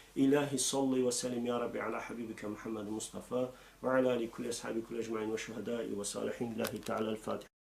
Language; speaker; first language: Turkish; non-native, local second language; Kurdish